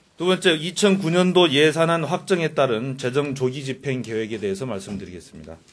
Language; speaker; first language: Korean; native; Korean